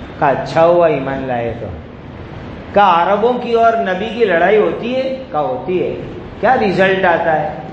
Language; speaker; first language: Urdu; non-native, local second language; Gujarati